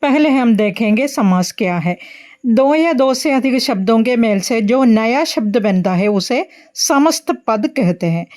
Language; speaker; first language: Hindi; non-native, local second language; Malayalam